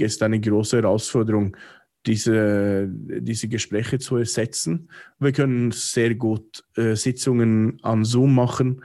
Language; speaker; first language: German; non-native, fluent; English